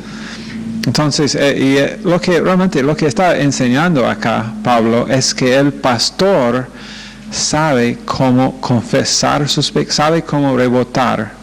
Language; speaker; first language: Spanish; non-native, fluent; English